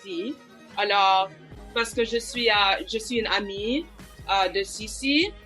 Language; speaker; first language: French; non-native, local second language; English